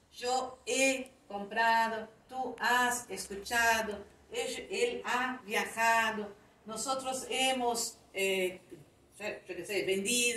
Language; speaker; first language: Spanish; non-native, fluent; Portuguese